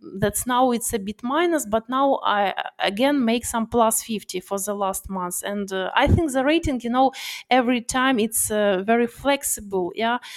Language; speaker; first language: English; non-native, learner; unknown